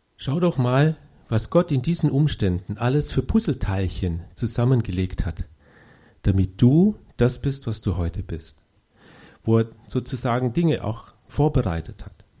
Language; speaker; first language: German; native; German